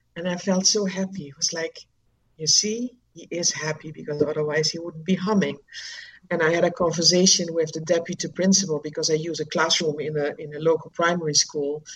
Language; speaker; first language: English; non-native, fluent; Dutch